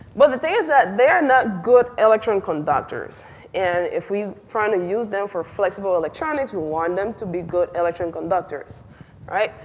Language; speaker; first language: English; non-native, fluent; Spanish